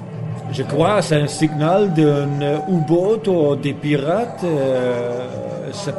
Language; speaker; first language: French; non-native, learner; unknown